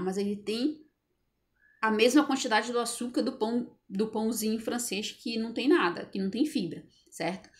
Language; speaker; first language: Portuguese; native; Portuguese